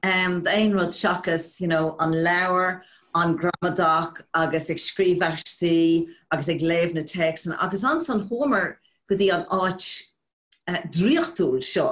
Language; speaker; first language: Irish; non-native, local second language; English